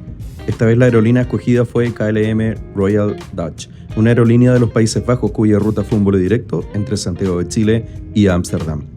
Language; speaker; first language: Spanish; native; Spanish